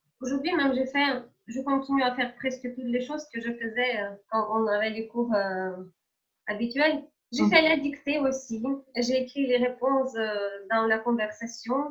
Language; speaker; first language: French; non-native, fluent; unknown